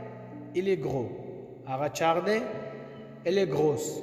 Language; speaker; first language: French; non-native, learner; Pashto